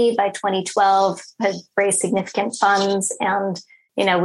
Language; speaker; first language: English; native; English